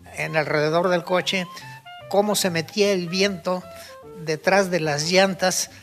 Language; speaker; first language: Spanish; native; Spanish